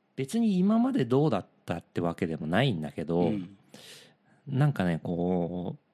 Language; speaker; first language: Japanese; native; Japanese